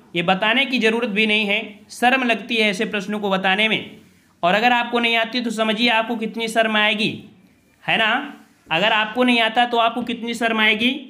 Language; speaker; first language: Hindi; native; Hindi